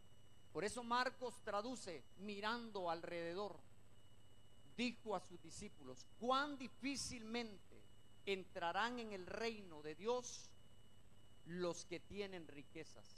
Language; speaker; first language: Spanish; native; Spanish